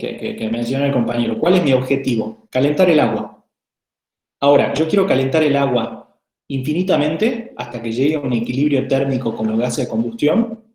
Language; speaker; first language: Spanish; native; Spanish